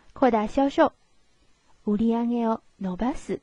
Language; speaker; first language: Japanese; non-native, fluent; Chinese